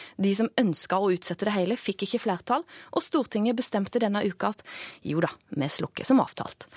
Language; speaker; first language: Norwegian; native; Norwegian